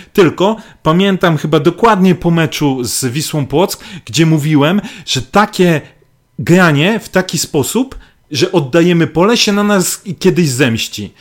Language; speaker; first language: Polish; native; Polish